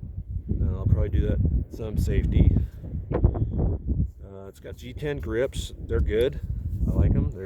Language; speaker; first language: English; native; English